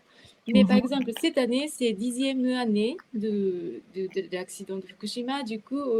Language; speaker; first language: French; non-native, fluent; Japanese